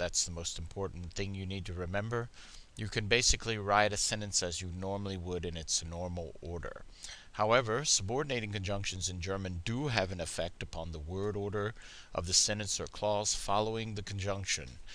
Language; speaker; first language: English; native; English